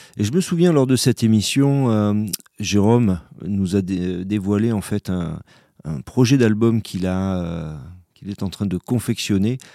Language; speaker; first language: French; native; French